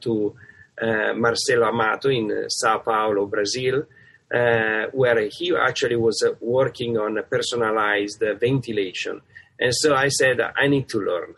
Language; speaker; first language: English; non-native, fluent; Italian